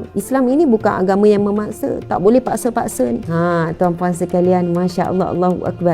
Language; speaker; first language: Malay; native; Malay